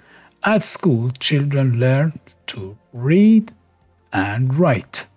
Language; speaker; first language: English; non-native, fluent; Persian